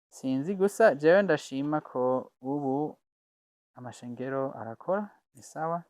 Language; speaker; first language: Rundi; non-native, fluent; English